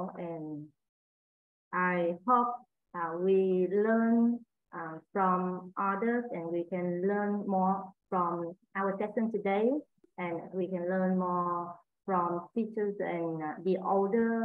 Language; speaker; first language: English; non-native, learner; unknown